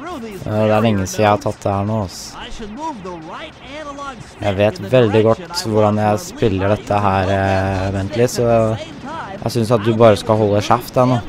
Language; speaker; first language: Norwegian; native; Norwegian